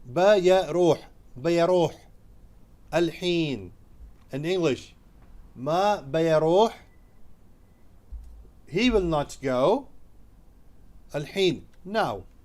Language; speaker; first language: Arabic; non-native, fluent; Urdu